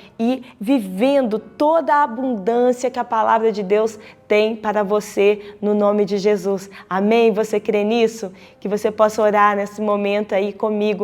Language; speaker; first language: Portuguese; native; Portuguese